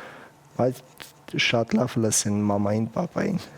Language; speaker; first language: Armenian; early bilingual, heritage; Russian